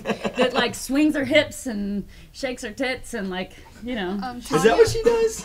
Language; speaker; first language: English; native; English